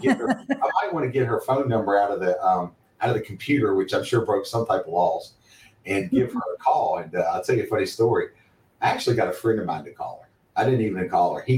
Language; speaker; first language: English; native; English